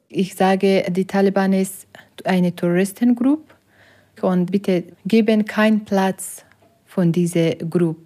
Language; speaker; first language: German; non-native, learner; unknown